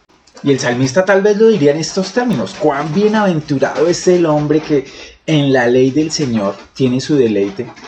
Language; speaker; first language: Spanish; native; Spanish